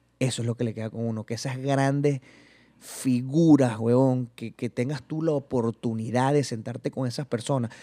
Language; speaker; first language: Spanish; native; Spanish